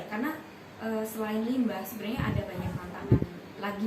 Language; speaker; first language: Indonesian; native; Indonesian